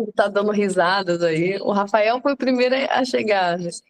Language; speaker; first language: Portuguese; native; Portuguese